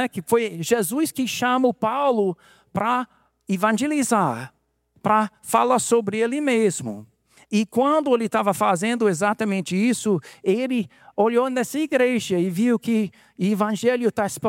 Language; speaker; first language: Portuguese; non-native, fluent; English